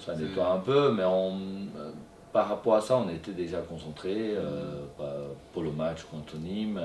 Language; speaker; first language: French; non-native, fluent; Portuguese